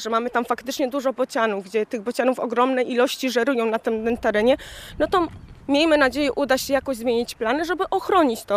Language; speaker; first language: Polish; native; Polish